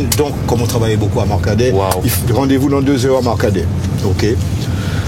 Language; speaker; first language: French; native; French